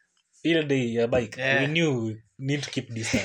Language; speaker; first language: English; non-native, local second language; Luo (Kenya and Tanzania)